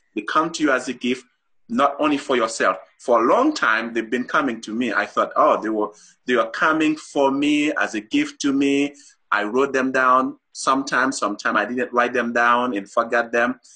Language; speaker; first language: English; non-native, fluent; Haitian Creole